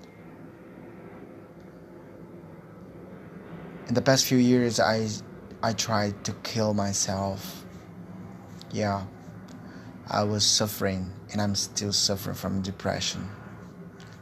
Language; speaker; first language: English; non-native, learner; Portuguese